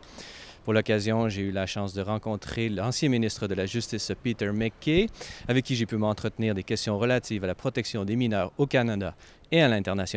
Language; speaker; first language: French; native; French